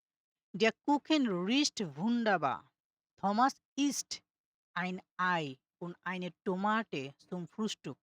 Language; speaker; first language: German; non-native, learner; Bangla